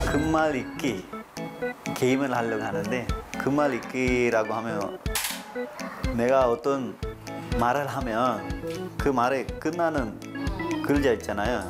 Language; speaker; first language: Korean; non-native, fluent; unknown